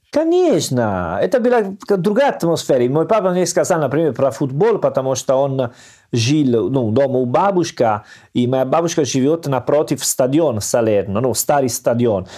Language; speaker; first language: Russian; non-native, fluent; Italian